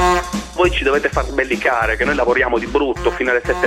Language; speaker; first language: Italian; native; Italian